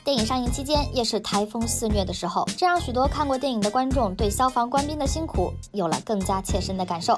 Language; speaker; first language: Chinese; native; Chinese